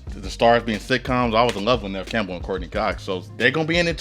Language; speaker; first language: English; native; English